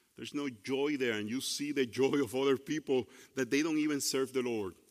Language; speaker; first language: English; non-native, fluent; Spanish